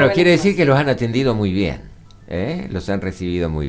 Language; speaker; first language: Spanish; native; Spanish